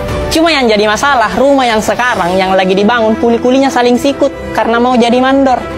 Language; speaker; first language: Indonesian; native; Indonesian